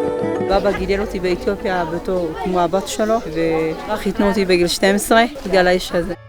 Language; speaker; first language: Hebrew; non-native, fluent; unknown